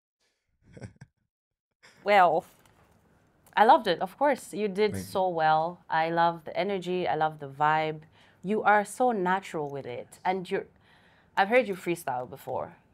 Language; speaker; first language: English; non-native, local second language; Bemba